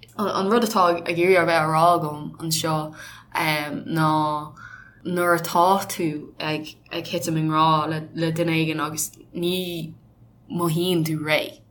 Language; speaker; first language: Irish; non-native, local second language; English